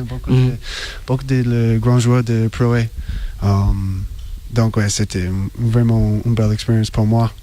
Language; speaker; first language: French; non-native, learner; English